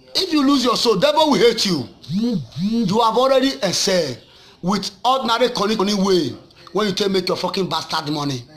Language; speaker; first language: Nigerian Pidgin; non-native, local second language; Esan